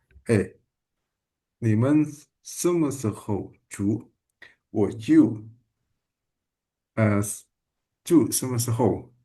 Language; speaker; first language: Chinese; non-native, learner; Indonesian